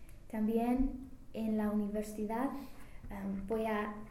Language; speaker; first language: Spanish; non-native, learner; English